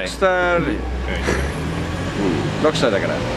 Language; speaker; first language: Japanese; non-native, learner; English